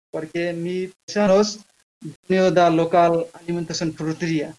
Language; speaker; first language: Spanish; non-native, learner; Bangla